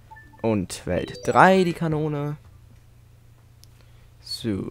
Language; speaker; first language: German; native; German